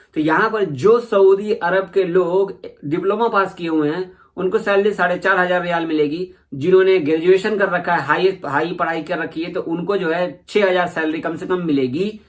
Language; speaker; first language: Hindi; native; Hindi